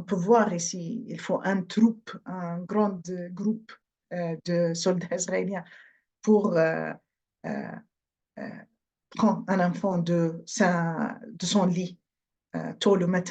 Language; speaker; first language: French; non-native, fluent; Arabic